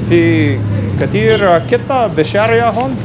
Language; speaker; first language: Arabic; non-native, learner; English